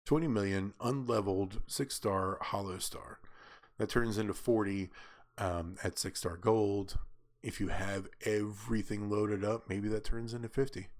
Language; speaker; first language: English; native; English